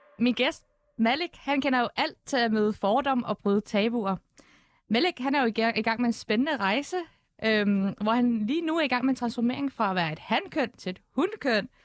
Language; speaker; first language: Danish; early bilingual, other home language; Albanian